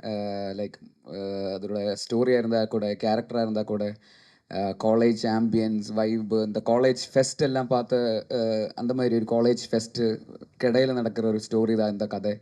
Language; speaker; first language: Tamil; non-native, learner; Malayalam